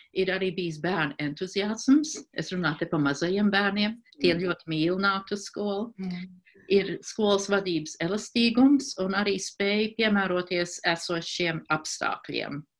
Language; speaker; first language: Latvian; early bilingual, heritage; Latvian